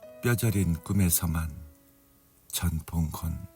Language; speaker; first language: Korean; native; Korean